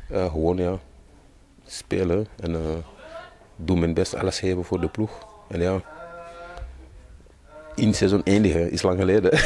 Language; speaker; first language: Dutch; non-native, learner; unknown